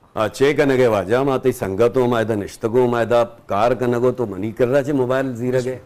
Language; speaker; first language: Urdu; non-native, local second language; Punjabi